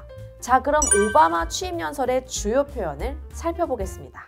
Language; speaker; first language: Korean; native; Korean